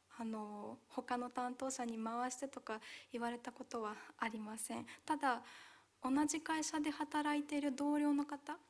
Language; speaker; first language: Japanese; early bilingual, other home language; Hungarian